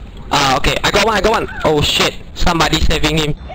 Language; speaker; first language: English; non-native, local second language; Chinese